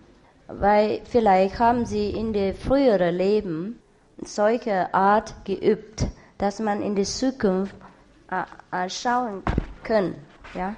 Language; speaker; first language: German; non-native, learner; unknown